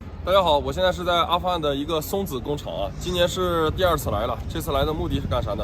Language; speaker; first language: Chinese; native; Chinese